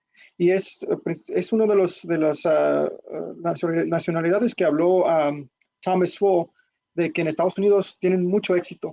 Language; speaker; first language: Spanish; early bilingual, heritage; Spanish